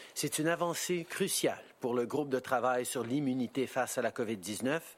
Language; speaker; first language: French; early bilingual, heritage; French